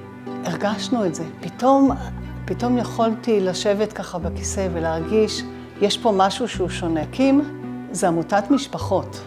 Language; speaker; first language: Hebrew; native; Hebrew